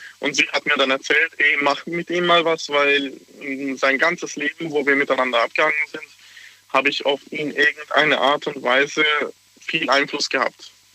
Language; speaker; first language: German; non-native, fluent; Hungarian